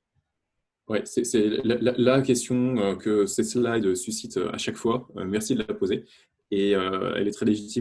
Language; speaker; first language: French; native; French